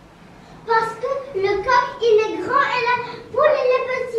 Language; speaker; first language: French; non-native, local second language; Arabic